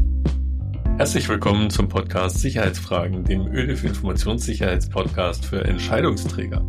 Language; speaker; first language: German; native; German